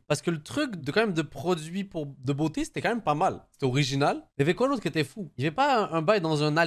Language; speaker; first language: French; native; French